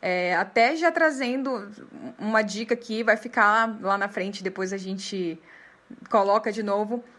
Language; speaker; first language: Portuguese; native; Portuguese